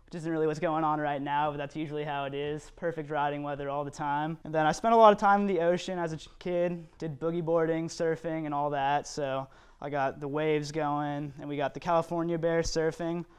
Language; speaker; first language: English; native; English